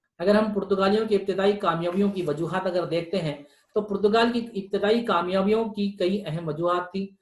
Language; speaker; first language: Urdu; native; Urdu